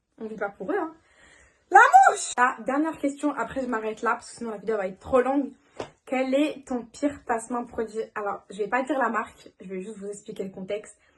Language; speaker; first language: French; native; French